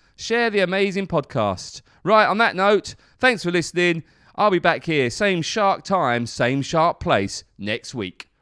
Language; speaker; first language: English; native; English